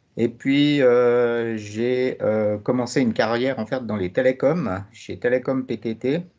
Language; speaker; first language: French; native; French